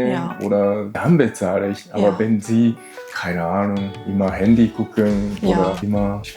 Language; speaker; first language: German; non-native, learner; Japanese